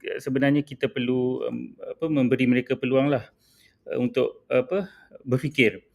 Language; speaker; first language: Malay; native; Malay